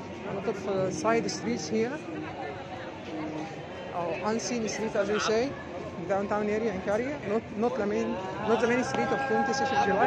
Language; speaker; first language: English; non-native, fluent; Arabic